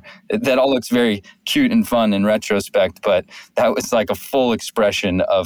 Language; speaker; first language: English; native; English